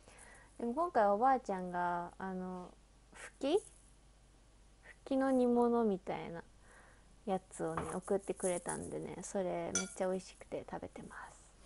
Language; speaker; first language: Japanese; native; Japanese